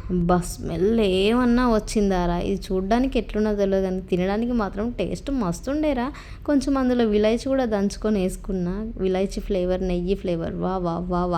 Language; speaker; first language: Telugu; native; Telugu